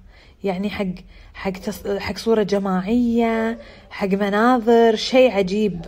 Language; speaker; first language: Arabic; native; Arabic